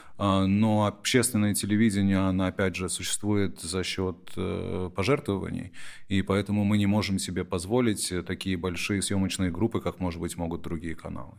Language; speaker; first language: Russian; early bilingual, heritage; Russian